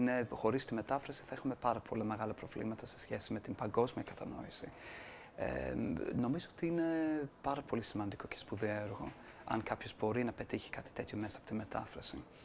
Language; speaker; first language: Greek; non-native, fluent; English